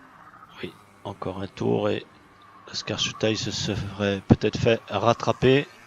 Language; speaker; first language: French; native; French